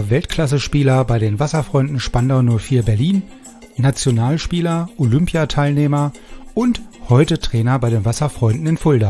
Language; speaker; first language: German; native; German